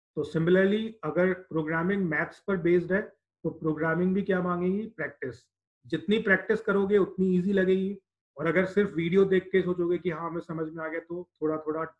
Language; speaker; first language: Hindi; native; Hindi